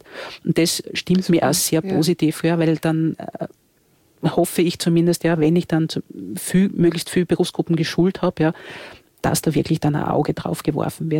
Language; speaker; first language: German; native; German